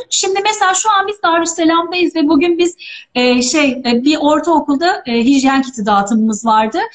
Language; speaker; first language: Turkish; early bilingual, heritage; Turkish